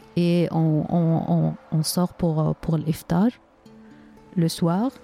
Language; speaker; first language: French; non-native, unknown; Arabic